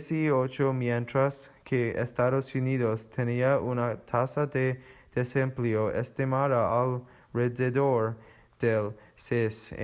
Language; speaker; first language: Spanish; non-native, learner; English